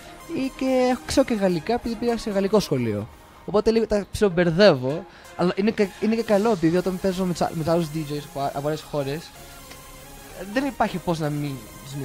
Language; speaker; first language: Greek; early bilingual, heritage; English